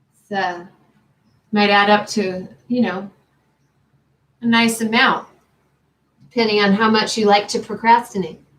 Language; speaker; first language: English; native; English